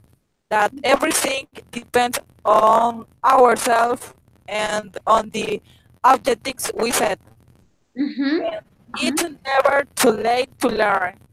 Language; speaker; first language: English; non-native, learner; Spanish